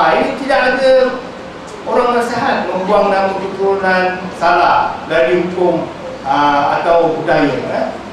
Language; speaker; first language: Malay; non-native, local second language; Chinese